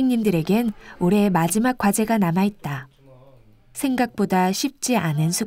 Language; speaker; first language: Korean; native; Korean